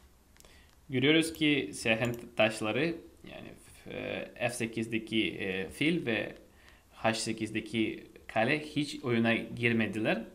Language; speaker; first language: Turkish; non-native, fluent; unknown